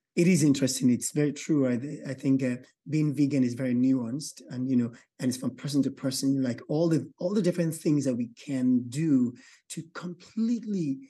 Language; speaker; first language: English; non-native, local second language; Yoruba